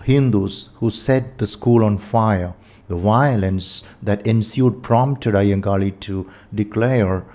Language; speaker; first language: English; non-native, local second language; Malayalam